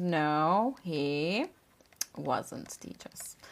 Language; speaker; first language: English; non-native, fluent; Turkish